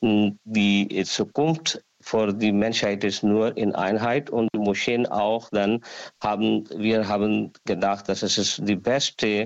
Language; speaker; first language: German; non-native, learner; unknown